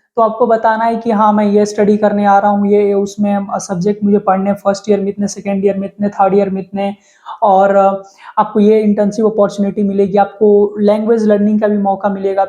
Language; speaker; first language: Hindi; native; Hindi